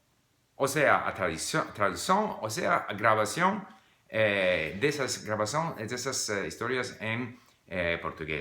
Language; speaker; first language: Portuguese; non-native, fluent; English